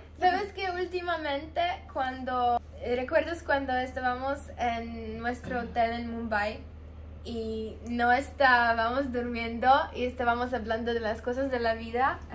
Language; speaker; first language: Spanish; non-native, fluent; Polish